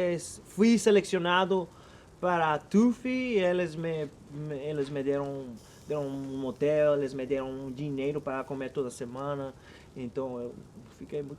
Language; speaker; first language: Portuguese; non-native, learner; Spanish